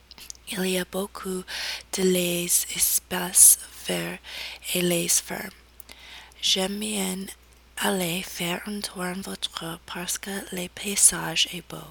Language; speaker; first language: French; non-native, learner; English